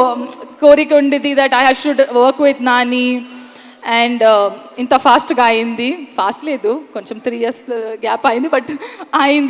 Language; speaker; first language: Telugu; non-native, learner; Kannada